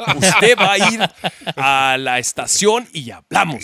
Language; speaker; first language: Spanish; early bilingual, heritage; Spanish